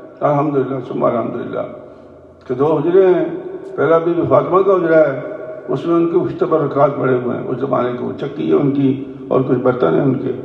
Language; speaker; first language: Urdu; non-native, local second language; Punjabi